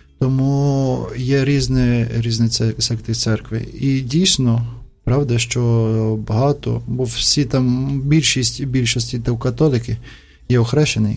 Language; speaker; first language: Ukrainian; non-native, fluent; Portuguese